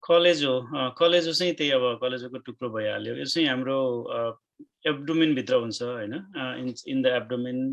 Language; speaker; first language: Nepali; native; Nepali